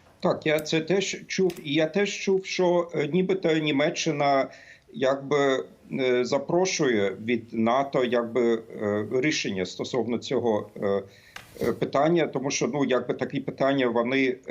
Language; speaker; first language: Ukrainian; non-native, fluent; German